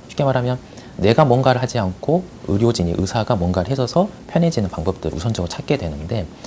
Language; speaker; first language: Korean; native; Korean